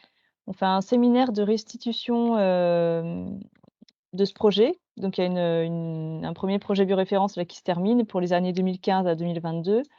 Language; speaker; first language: French; native; French